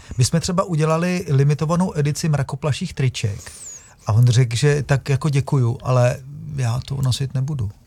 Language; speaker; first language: Czech; native; Czech